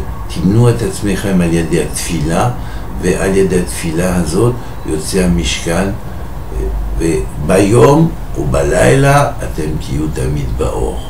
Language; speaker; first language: Hebrew; non-native, fluent; French